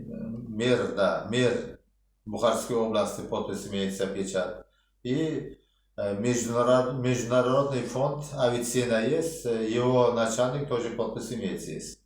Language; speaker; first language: Russian; non-native, local second language; Uzbek